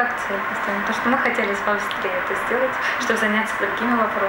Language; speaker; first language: Russian; native; Russian